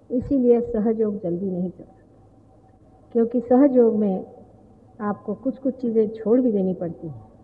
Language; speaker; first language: Hindi; non-native, local second language; Marathi